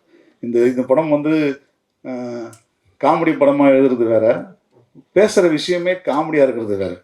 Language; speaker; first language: Tamil; native; Tamil